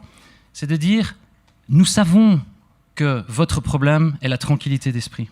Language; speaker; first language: French; native; French